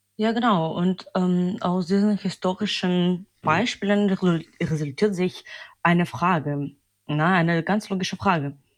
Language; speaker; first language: German; non-native, fluent; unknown